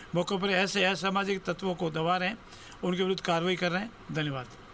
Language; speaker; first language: Hindi; native; Hindi